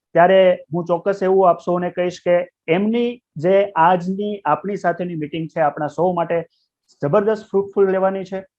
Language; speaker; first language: Gujarati; native; Gujarati